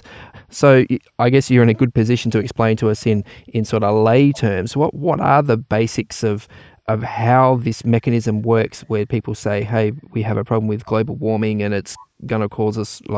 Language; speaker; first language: English; native; English